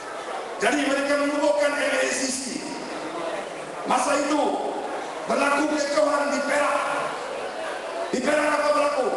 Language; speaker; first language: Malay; non-native, local second language; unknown